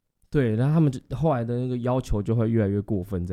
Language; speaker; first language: Chinese; native; Chinese